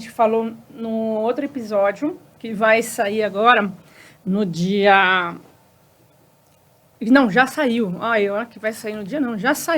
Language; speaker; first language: Portuguese; native; Portuguese